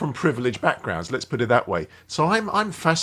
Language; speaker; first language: English; native; English